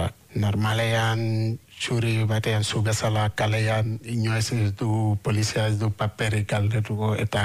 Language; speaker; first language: Basque; non-native, fluent; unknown